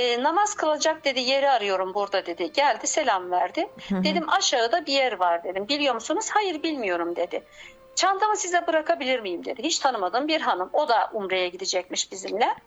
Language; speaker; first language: Turkish; native; Turkish